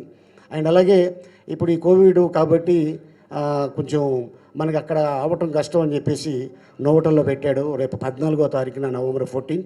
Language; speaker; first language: Telugu; native; Telugu